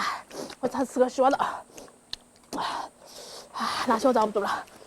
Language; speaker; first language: Chinese; native; Chinese